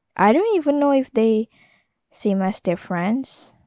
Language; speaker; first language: English; non-native, learner; Indonesian